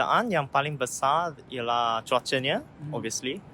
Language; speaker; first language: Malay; early bilingual, other home language; Japanese